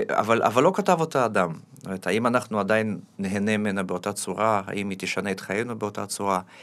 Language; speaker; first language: Hebrew; early bilingual, other home language; Russian